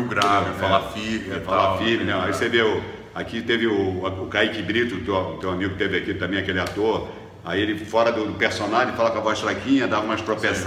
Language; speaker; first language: Portuguese; native; Portuguese